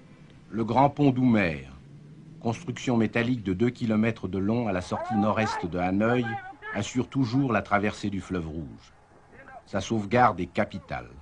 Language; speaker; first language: French; native; French